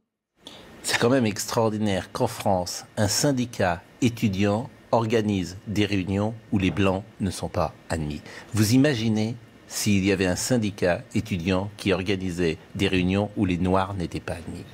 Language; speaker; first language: French; native; French